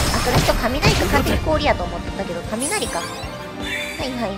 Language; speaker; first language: Japanese; native; Japanese